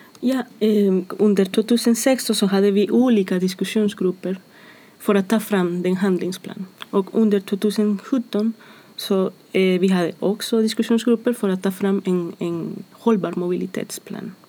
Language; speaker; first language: Swedish; non-native, fluent; Spanish